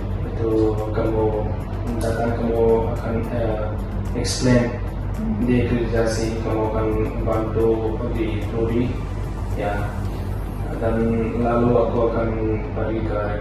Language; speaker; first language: Indonesian; non-native, learner; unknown